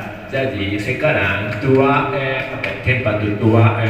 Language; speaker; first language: Indonesian; non-native, learner; Japanese